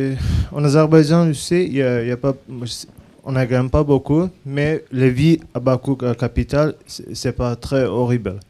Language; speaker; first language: French; non-native, learner; Azerbaijani